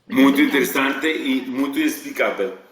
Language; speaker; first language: Portuguese; non-native, fluent; Spanish